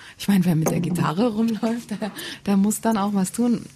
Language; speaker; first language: German; native; German